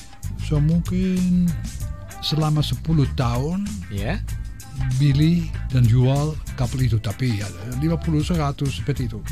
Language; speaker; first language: Indonesian; non-native, fluent; Dutch